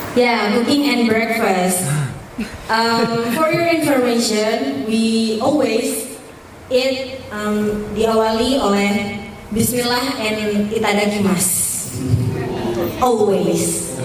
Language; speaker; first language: English; non-native, fluent; Indonesian